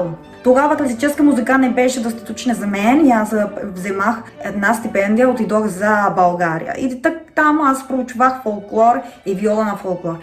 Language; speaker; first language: Bulgarian; non-native, learner; Spanish